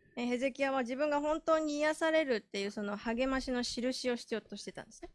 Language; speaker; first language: Japanese; native; Japanese